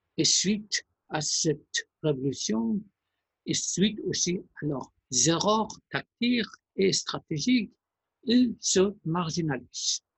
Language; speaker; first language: French; non-native, fluent; Persian